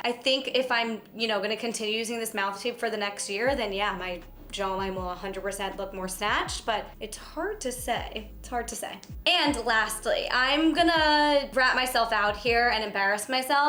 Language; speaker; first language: English; native; English